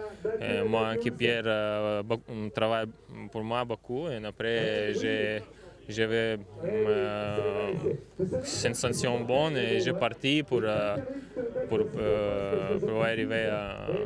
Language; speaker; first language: French; non-native, learner; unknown